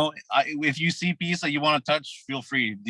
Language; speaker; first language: English; native; English